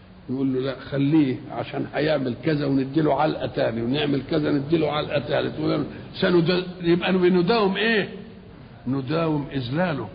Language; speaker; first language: Arabic; native; Arabic